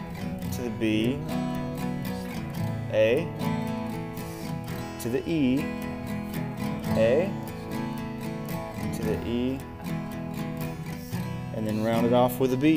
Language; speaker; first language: English; native; English